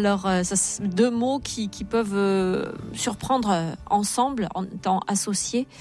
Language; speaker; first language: French; native; French